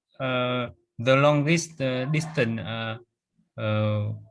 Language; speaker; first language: English; non-native, learner; Vietnamese